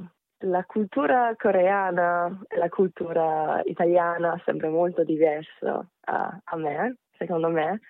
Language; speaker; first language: Italian; non-native, fluent; Korean